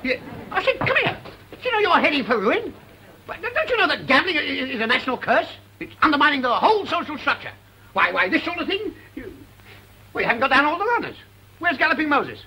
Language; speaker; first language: English; native; English